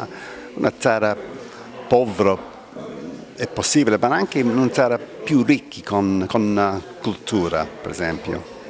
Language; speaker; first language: Italian; non-native, learner; English